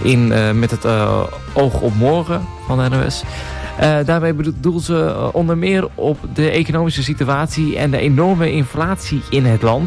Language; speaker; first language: Dutch; native; Dutch